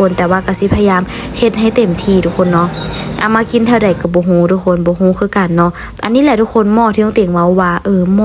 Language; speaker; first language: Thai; non-native, learner; Lao